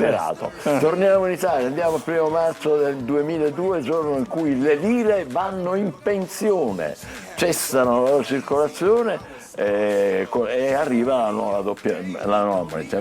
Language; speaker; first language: Italian; native; Italian